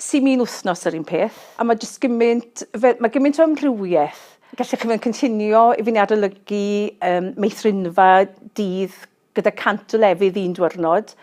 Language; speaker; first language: Welsh; native; Welsh